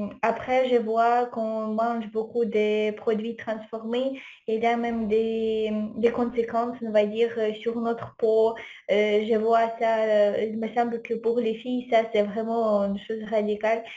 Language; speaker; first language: French; non-native, fluent; Ukrainian